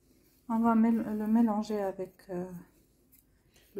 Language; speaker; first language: French; non-native, local second language; Arabic